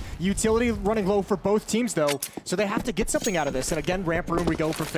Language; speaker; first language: English; native; English